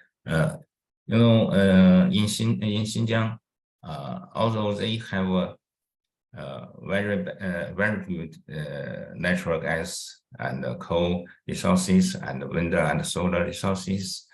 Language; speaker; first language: English; non-native, fluent; Chinese